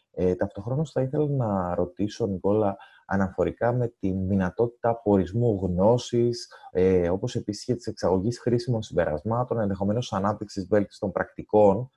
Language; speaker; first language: Greek; native; Greek